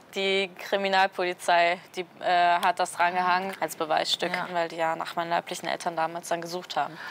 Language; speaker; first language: German; native; German